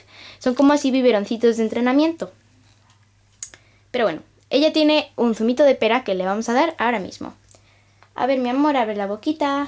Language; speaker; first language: Spanish; native; Spanish